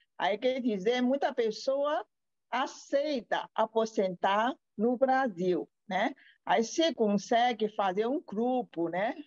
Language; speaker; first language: Portuguese; non-native, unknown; Chinese